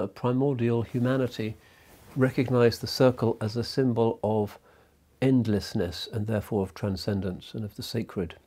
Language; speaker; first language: English; native; English